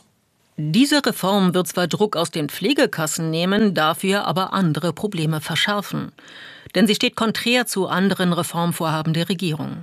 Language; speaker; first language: German; native; German